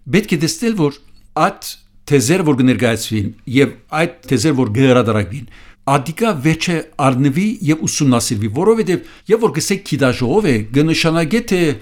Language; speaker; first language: Armenian; native; Armenian